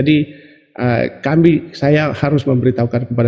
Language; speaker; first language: Indonesian; native; Indonesian